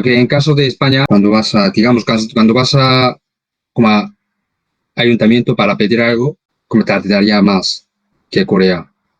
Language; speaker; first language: Spanish; non-native, fluent; Korean